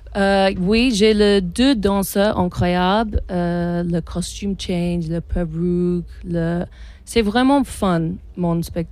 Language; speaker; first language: French; non-native, learner; English